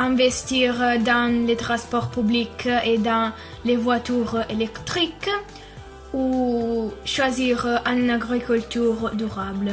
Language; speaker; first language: French; non-native, learner; Italian